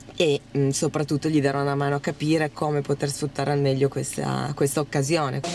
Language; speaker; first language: Italian; native; Italian